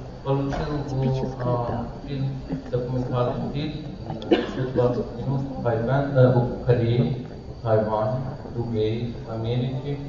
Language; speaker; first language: Russian; non-native, learner; Persian